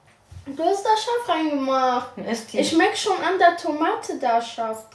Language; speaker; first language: German; early bilingual, other home language; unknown